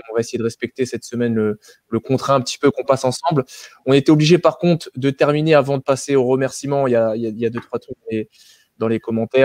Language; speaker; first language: French; native; French